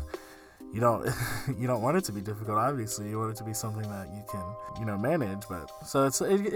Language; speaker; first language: English; native; English